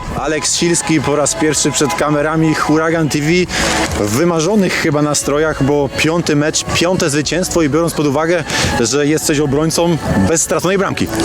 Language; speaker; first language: Polish; native; Polish